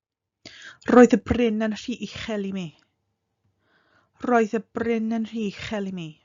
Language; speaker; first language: Welsh; non-native, fluent; English